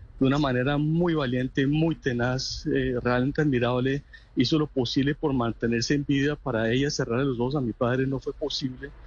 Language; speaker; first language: Spanish; native; Spanish